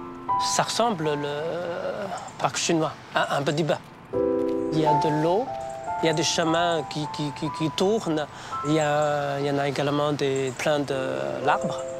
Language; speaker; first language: French; non-native, fluent; Chinese